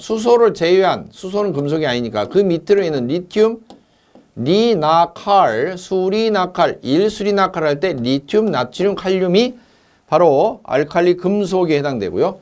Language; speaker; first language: Korean; native; Korean